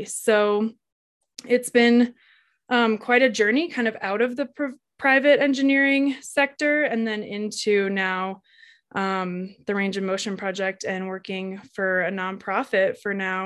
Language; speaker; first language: English; native; English